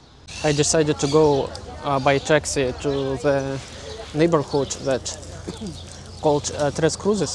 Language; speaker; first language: English; non-native, learner; Russian